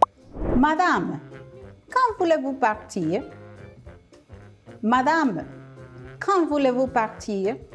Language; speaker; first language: French; non-native, fluent; Spanish